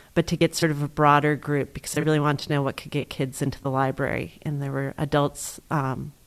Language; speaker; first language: English; native; English